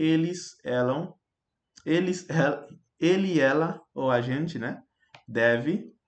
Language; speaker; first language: Portuguese; non-native, fluent; French